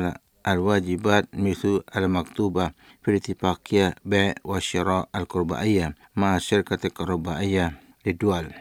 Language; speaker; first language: Arabic; non-native, fluent; Indonesian